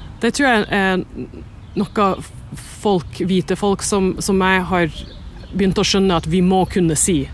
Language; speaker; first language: Norwegian; non-native, fluent; English